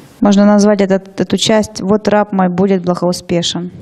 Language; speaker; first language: Russian; native; Russian